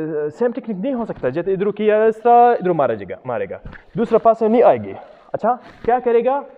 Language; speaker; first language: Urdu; non-native, learner; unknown